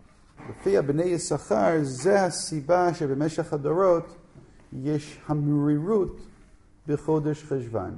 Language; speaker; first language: Hebrew; non-native, fluent; English